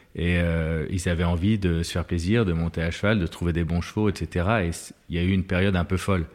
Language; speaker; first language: French; native; French